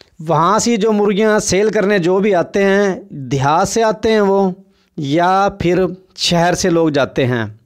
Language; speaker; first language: Urdu; non-native, local second language; Saraiki